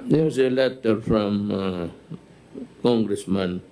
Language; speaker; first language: English; non-native, local second language; Filipino